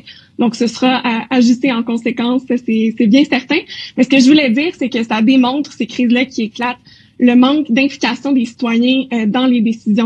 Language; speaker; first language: French; native; French